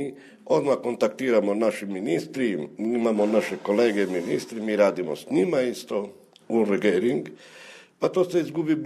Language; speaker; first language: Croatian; non-native, local second language; Romany